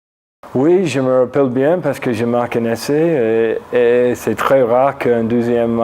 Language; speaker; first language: French; non-native, fluent; English